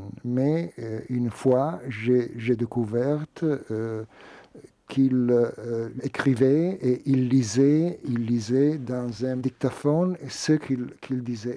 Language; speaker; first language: French; non-native, fluent; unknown